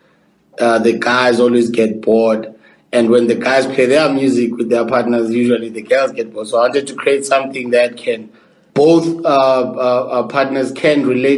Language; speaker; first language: English; non-native, local second language; Zulu